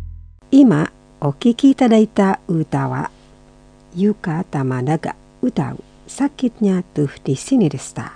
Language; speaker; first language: Japanese; non-native, fluent; Indonesian